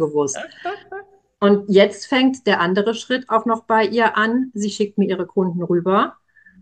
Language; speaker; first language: German; native; German